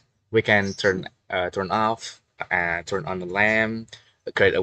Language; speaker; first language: English; non-native, learner; Indonesian